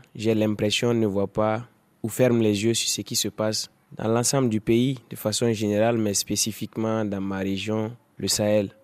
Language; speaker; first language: French; non-native, local second language; Fula